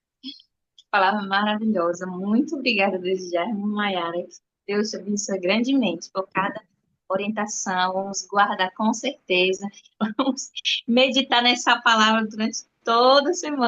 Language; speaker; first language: Portuguese; native; Portuguese